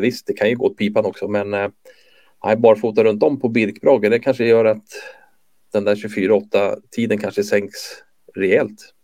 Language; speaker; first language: Swedish; native; Swedish